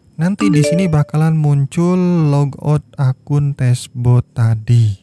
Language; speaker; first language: Indonesian; native; Indonesian